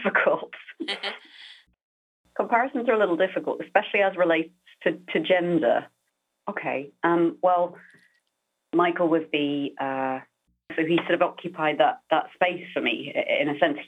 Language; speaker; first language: English; native; English